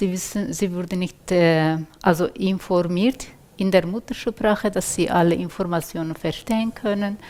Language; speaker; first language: German; non-native, fluent; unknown